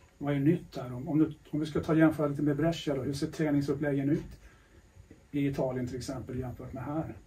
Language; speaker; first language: Swedish; native; Swedish